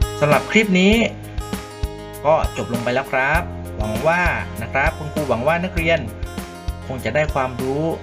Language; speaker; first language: Thai; native; Thai